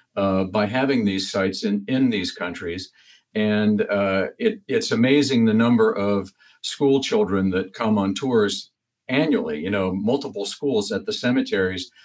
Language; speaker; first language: English; native; English